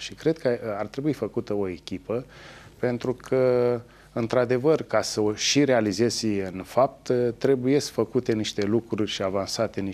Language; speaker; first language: Romanian; native; Romanian